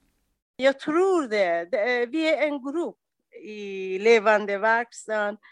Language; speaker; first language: Swedish; non-native, learner; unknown